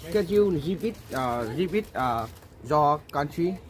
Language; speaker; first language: English; non-native, learner; Vietnamese